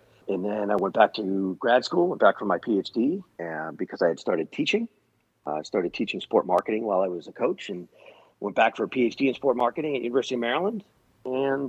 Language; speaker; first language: English; native; English